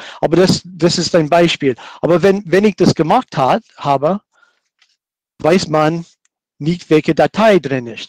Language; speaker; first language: German; non-native, fluent; English